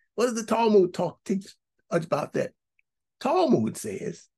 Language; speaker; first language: English; native; English